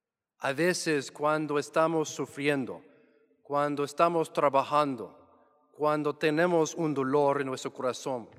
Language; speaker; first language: Spanish; non-native, fluent; English